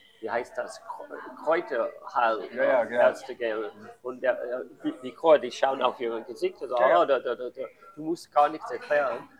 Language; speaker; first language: German; non-native, learner; English